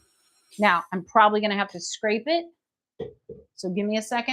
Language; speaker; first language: English; native; English